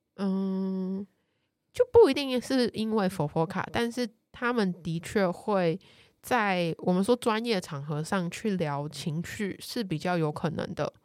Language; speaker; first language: Chinese; native; Chinese